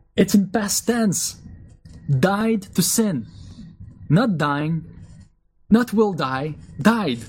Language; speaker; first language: English; early bilingual, other home language; Russian